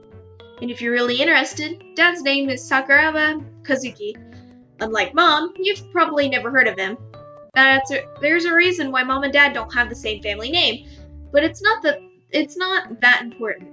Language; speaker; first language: English; native; English